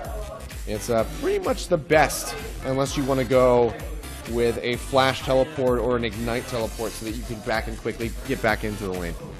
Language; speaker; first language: English; native; English